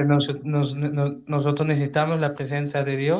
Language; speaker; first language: Spanish; non-native, fluent; Dutch